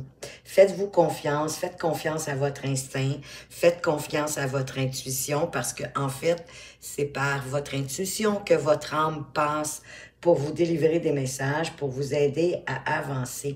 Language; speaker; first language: French; native; French